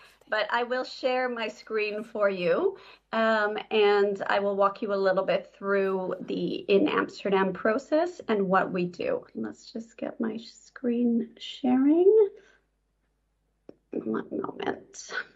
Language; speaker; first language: English; native; English